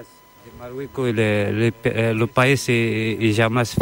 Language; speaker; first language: Spanish; non-native, learner; Arabic